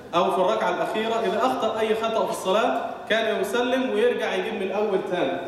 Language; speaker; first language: Arabic; native; Arabic